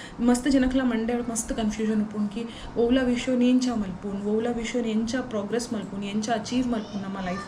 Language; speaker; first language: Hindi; non-native, local second language; Tulu